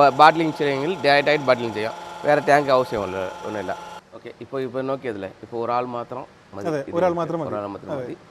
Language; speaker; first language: Malayalam; non-native, learner; Tamil